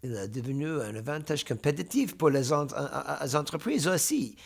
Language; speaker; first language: French; non-native, fluent; English